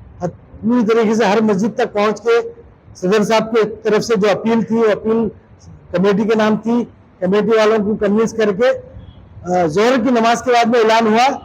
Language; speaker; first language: Urdu; native; Urdu